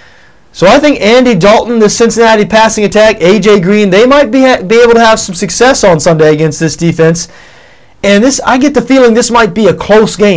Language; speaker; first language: English; native; English